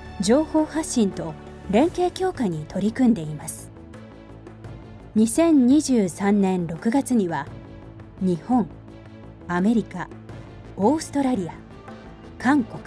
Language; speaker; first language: Japanese; native; Japanese